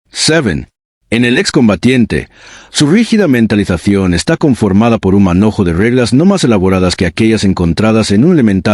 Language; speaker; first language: Spanish; native; Spanish